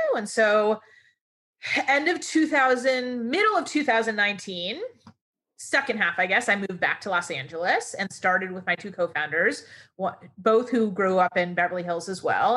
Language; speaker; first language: English; native; English